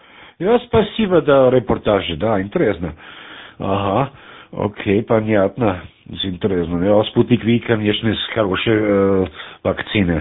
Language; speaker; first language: Russian; non-native, learner; German